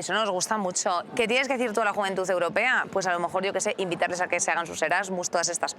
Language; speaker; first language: Spanish; native; Spanish